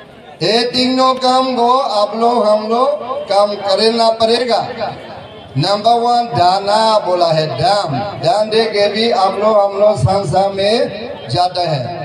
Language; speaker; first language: Hindi; non-native, learner; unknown